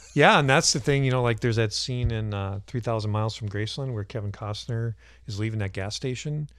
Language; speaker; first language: English; native; English